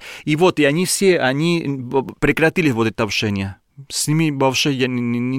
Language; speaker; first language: Russian; non-native, learner; Spanish